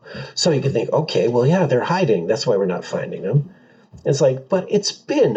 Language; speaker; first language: English; native; English